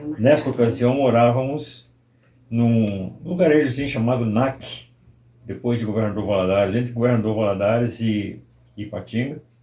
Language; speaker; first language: Portuguese; native; Portuguese